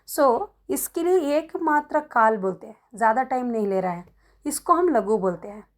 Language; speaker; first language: Hindi; non-native, local second language; Kannada